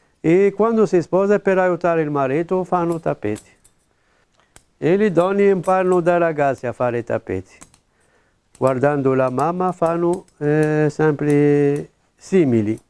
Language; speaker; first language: Italian; non-native, local second language; Arabic